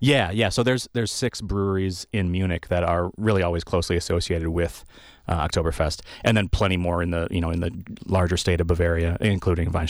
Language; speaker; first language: English; native; English